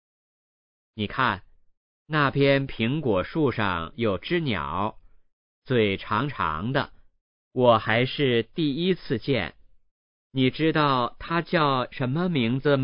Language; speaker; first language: Chinese; native; Chinese